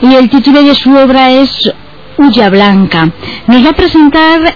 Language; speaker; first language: Spanish; native; Spanish